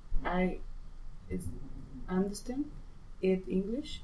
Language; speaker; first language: English; non-native, learner; Spanish